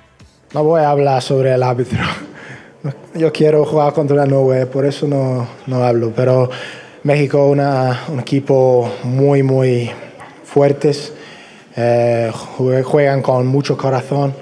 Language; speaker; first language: Spanish; non-native, learner; English